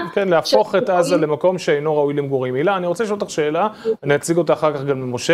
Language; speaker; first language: Hebrew; native; Hebrew